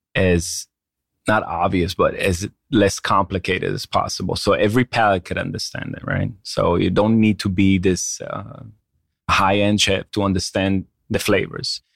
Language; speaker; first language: English; non-native, fluent; Hebrew